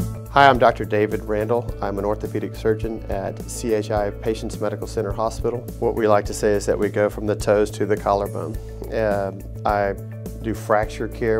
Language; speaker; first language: English; native; English